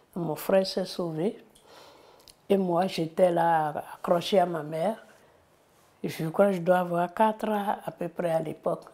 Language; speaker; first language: French; non-native, local second language; Fon